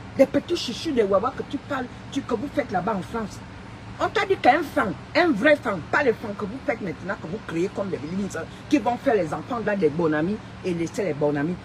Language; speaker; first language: French; non-native, local second language; Fang